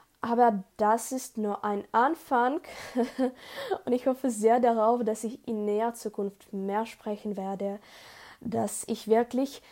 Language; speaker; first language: German; non-native, learner; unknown